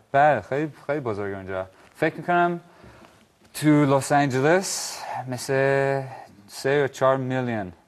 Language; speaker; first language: Persian; early bilingual, heritage; Persian